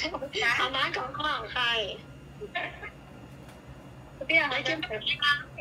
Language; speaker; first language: Cantonese; native; Cantonese